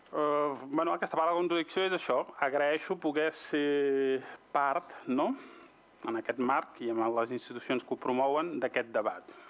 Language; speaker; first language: Catalan; early bilingual, other home language; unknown